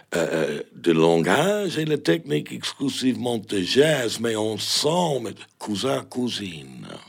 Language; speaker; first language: French; non-native, learner; English